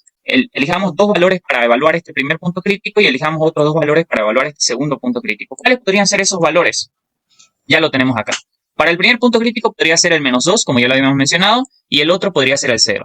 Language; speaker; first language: Spanish; native; Spanish